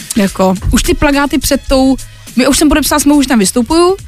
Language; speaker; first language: Czech; non-native, local second language; Polish